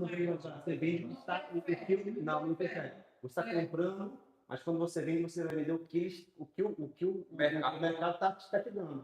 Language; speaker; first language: Portuguese; native; Portuguese